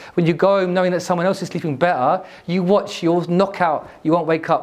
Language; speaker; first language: English; native; English